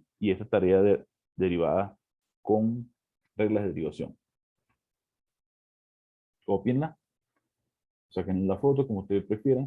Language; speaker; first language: Spanish; native; Spanish